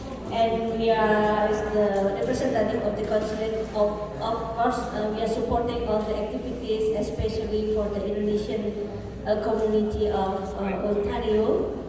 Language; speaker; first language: English; non-native, fluent; Indonesian